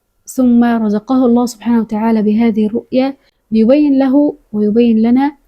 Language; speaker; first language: Arabic; native; Arabic